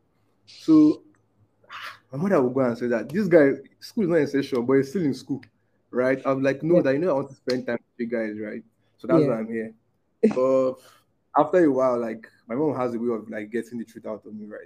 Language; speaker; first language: English; non-native, local second language; Igbo